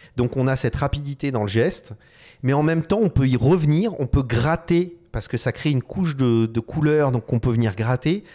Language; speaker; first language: French; native; French